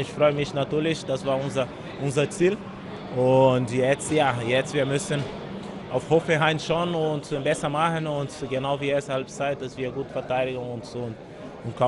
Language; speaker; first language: German; non-native, learner; Portuguese